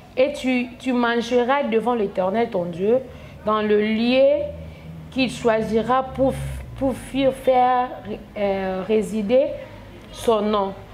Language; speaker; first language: French; non-native, local second language; Lingala